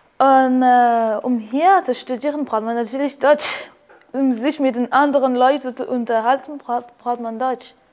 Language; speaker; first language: German; non-native, learner; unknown